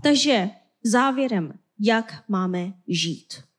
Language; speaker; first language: Czech; non-native, fluent; Korean